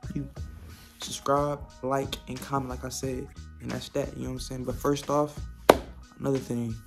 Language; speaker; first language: English; native; English